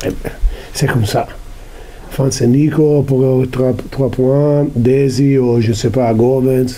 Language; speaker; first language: French; non-native, learner; Italian